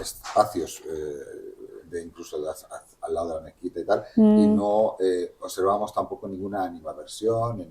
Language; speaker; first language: Spanish; native; Spanish